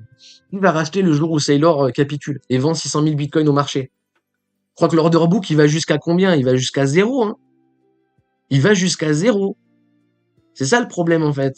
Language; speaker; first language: French; native; French